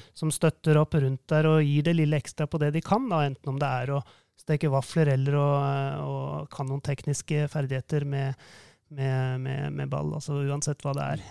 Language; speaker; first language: Norwegian; native; Norwegian